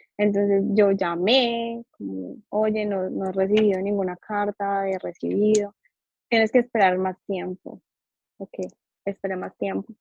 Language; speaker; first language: Spanish; native; Spanish